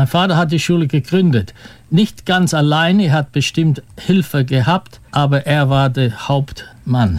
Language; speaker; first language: German; early bilingual, heritage; German